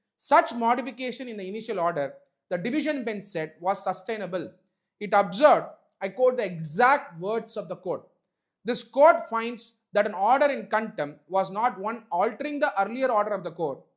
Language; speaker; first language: English; non-native, local second language; Tamil